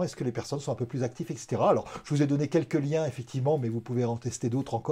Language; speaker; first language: French; native; French